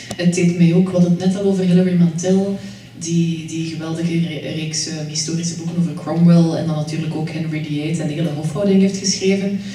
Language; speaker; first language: Dutch; native; Dutch